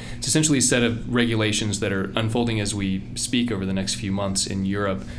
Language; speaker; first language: English; native; English